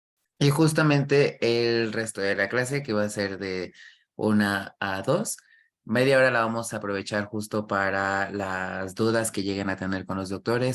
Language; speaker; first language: Spanish; native; Spanish